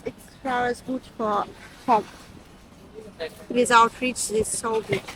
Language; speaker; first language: English; non-native, learner; Russian